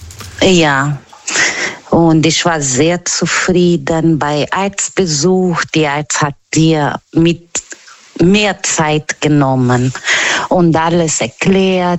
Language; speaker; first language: German; non-native, learner; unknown